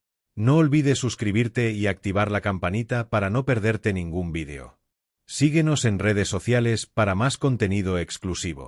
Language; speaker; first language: Spanish; native; Spanish